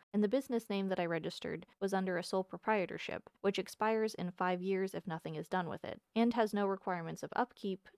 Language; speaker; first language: English; native; English